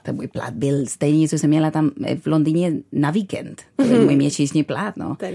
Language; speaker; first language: Czech; non-native, fluent; Spanish